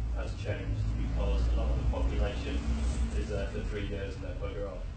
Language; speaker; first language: English; native; English